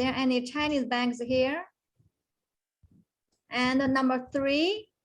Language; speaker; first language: English; non-native, fluent; Chinese